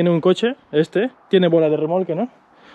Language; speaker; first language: Spanish; native; Spanish